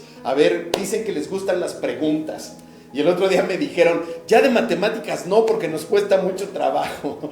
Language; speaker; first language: Spanish; native; Spanish